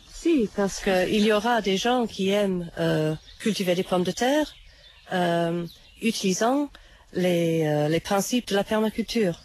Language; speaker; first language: French; non-native, fluent; English